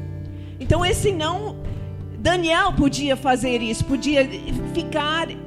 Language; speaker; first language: Portuguese; non-native, fluent; English